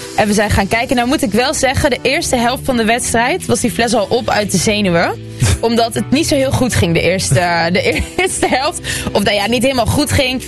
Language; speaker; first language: Dutch; early bilingual, other home language; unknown